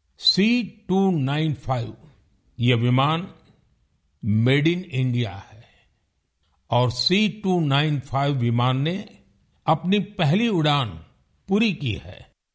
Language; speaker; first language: Hindi; non-native, local second language; Gujarati